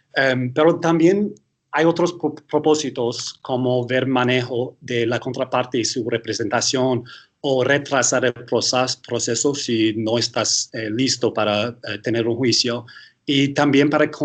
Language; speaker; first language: Spanish; early bilingual, heritage; English